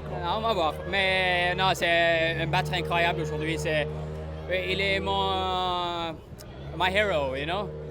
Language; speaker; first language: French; non-native, learner; Swedish